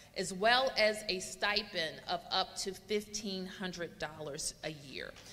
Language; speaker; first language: English; native; English